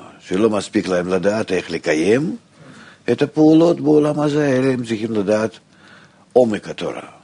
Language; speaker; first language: Hebrew; non-native, fluent; Russian